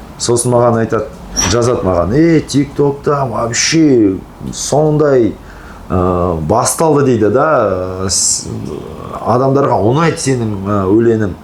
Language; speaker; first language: Kazakh; early bilingual, heritage; Kazakh